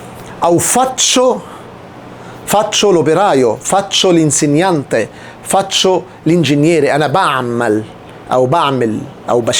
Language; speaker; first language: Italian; non-native, fluent; Arabic